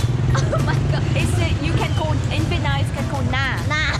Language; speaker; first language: English; non-native, learner; Vietnamese